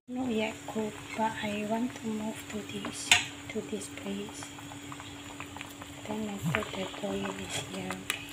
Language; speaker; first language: English; non-native, learner; Indonesian